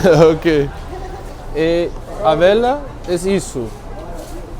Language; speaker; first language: Portuguese; non-native, learner; Dutch